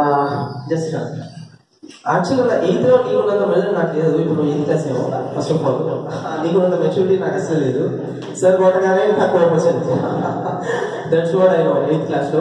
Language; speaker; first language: Telugu; native; Telugu